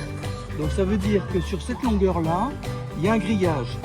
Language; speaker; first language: French; native; French